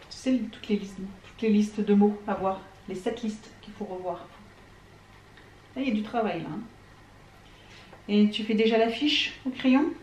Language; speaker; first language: French; native; French